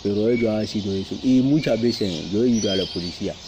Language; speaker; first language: Spanish; non-native, learner; French